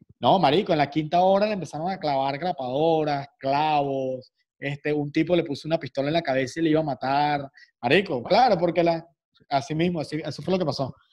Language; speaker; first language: Spanish; native; Spanish